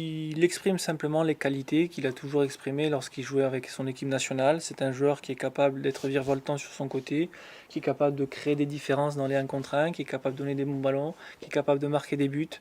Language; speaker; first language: French; native; French